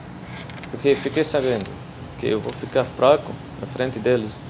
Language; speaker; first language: Portuguese; non-native, fluent; Arabic